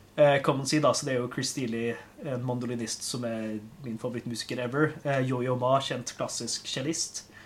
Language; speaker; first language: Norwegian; native; Norwegian